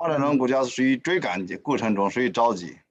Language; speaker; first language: Chinese; native; Chinese